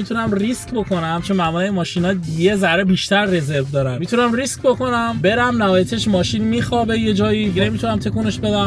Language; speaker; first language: Persian; native; Persian